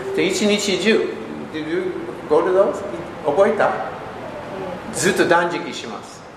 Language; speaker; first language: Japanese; non-native, learner; English